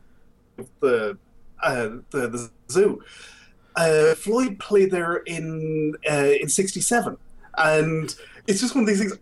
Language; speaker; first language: English; native; English